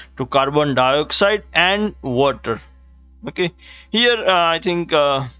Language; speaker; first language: English; non-native, local second language; Gujarati